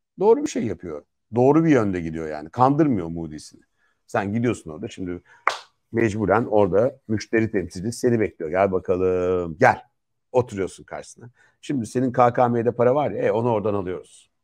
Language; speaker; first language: Turkish; native; Turkish